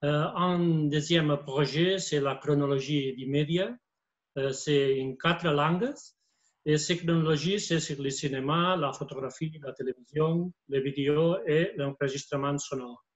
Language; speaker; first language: French; non-native, fluent; Spanish